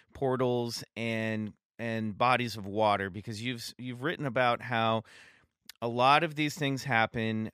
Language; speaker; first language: English; native; English